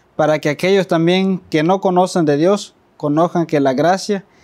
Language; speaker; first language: Spanish; native; Spanish